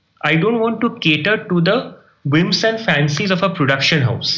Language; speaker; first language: English; non-native, local second language; Bangla